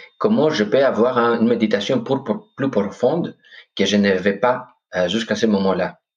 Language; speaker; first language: French; non-native, fluent; Greek